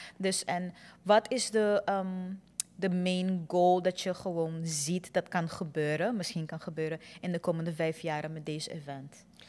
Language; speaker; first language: Dutch; non-native, local second language; Papiamento